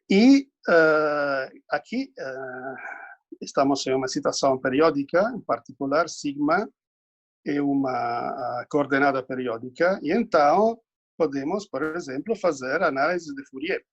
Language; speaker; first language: Portuguese; non-native, fluent; Italian